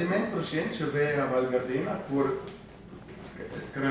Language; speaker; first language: French; non-native, fluent; German